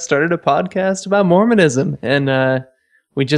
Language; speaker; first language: English; native; English